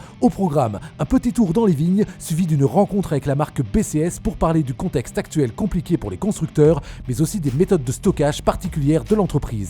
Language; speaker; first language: French; native; French